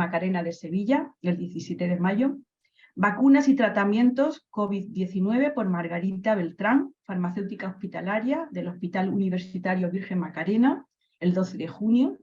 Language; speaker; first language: Spanish; native; Spanish